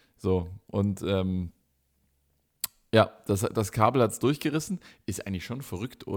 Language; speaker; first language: German; native; German